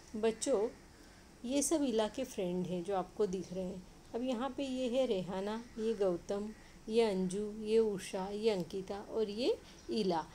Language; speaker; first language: Hindi; non-native, local second language; Marathi